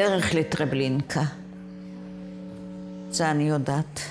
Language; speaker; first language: Hebrew; non-native, fluent; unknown